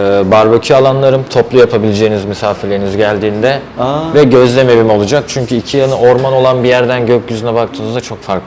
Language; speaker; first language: Turkish; native; Turkish